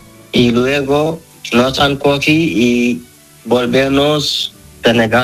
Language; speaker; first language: Spanish; non-native, learner; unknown